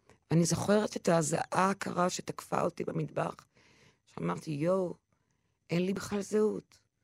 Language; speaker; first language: Hebrew; non-native, local second language; French